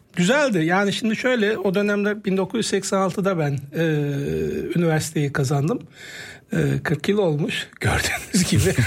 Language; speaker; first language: Turkish; native; Turkish